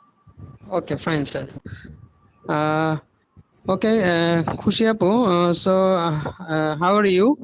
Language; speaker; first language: English; non-native, learner; Bangla